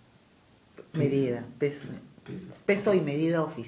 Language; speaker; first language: Spanish; native; Spanish